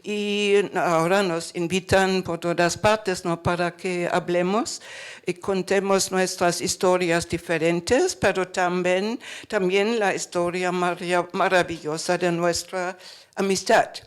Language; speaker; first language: Spanish; non-native, fluent; German